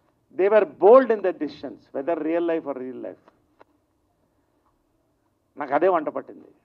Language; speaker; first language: Telugu; native; Telugu